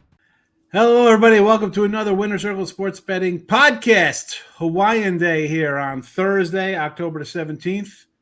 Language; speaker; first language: English; native; English